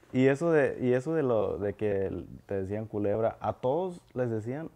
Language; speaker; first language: Spanish; early bilingual, heritage; Spanish